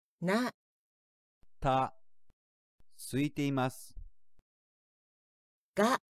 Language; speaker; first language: Japanese; non-native, learner; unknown